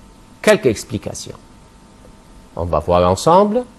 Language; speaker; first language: French; non-native, fluent; Arabic